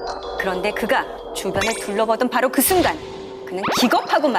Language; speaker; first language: Korean; native; Korean